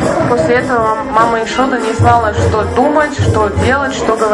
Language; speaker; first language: Russian; native; Russian